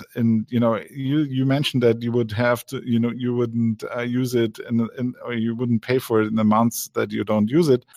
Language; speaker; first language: English; non-native, fluent; German